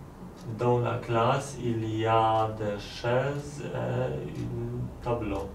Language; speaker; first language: French; non-native, learner; Polish